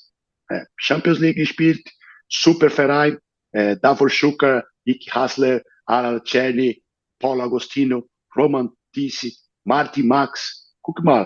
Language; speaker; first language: German; non-native, learner; Portuguese